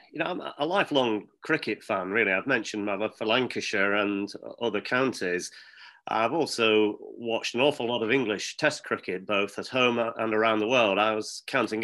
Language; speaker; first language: English; native; English